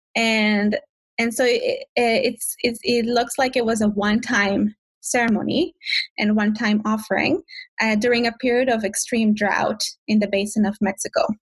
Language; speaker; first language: English; non-native, fluent; Spanish